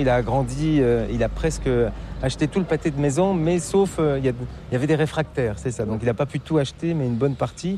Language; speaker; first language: French; native; French